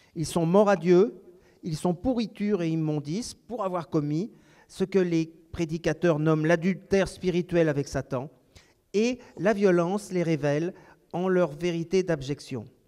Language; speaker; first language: French; native; French